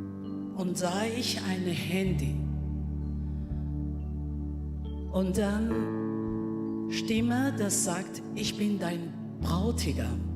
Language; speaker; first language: German; non-native, learner; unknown